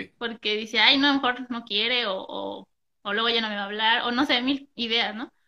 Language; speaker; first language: Spanish; native; Spanish